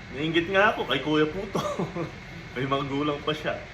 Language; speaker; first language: Filipino; non-native, local second language; Pampanga